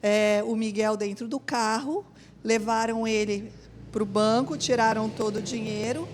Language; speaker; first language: Portuguese; native; Portuguese